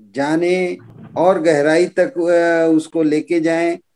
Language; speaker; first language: Hindi; native; Hindi